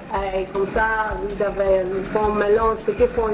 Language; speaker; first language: French; non-native, learner; English